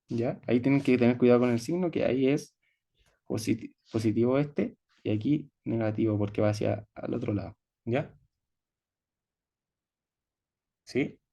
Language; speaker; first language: Spanish; native; Spanish